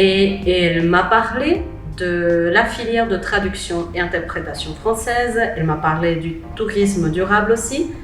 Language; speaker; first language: French; non-native, fluent; Spanish